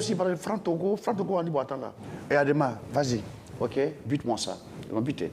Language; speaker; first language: French; non-native, local second language; Dyula